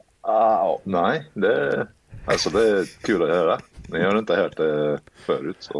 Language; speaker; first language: Swedish; early bilingual, heritage; Swedish